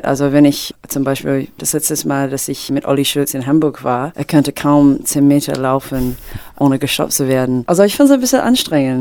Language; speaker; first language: German; non-native, fluent; English